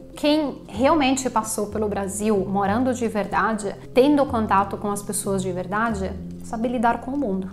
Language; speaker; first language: Portuguese; non-native, fluent; Italian